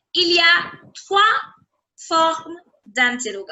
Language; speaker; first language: French; non-native, fluent; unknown